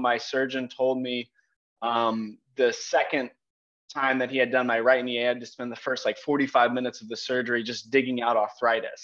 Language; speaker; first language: English; native; English